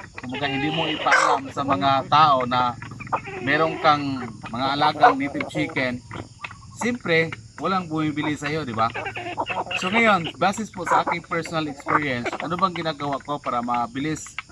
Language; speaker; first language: Filipino; non-native, local second language; Cebuano